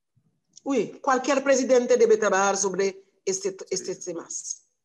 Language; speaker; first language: Spanish; non-native, learner; Haitian Creole